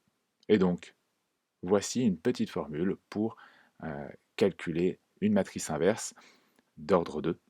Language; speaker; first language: French; native; French